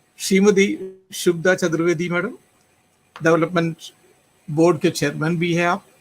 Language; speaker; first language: Hindi; non-native, local second language; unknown